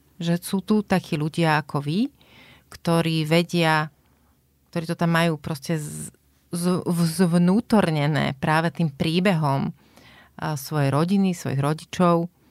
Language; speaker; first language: Slovak; native; Slovak